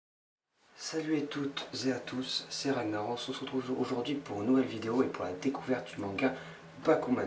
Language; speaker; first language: French; native; French